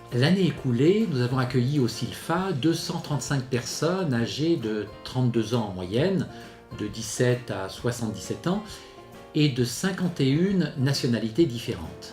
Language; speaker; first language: French; native; French